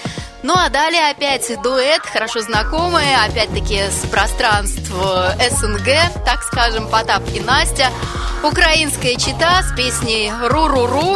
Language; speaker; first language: Russian; native; Russian